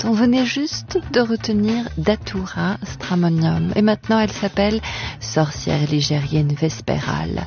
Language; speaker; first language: French; native; French